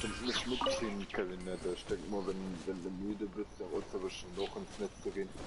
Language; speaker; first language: German; native; German